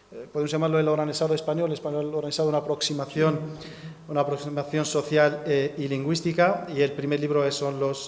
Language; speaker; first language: Spanish; native; Spanish